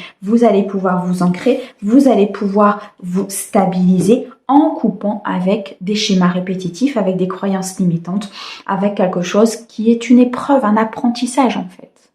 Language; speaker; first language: French; native; French